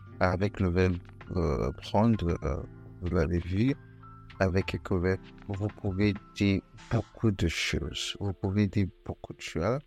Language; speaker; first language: French; non-native, fluent; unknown